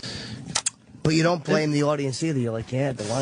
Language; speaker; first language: English; native; English